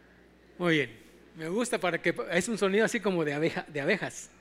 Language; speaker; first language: Spanish; native; Spanish